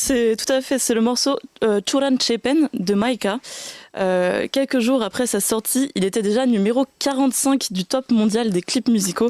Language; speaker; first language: French; native; French